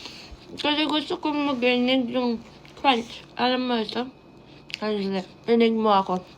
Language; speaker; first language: Filipino; early bilingual, heritage; Filipino